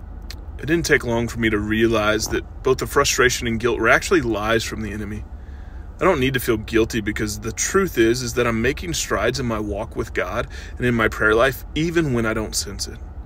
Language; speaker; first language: English; native; English